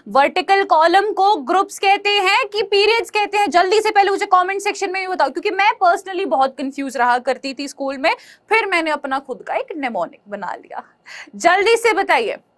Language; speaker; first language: Hindi; native; Hindi